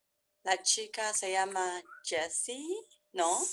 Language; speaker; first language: Spanish; non-native, learner; Chinese